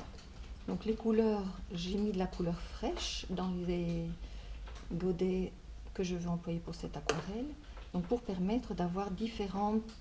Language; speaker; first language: French; native; French